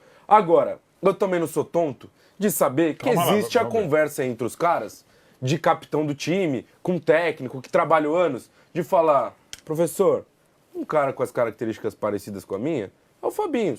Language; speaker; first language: Portuguese; native; Portuguese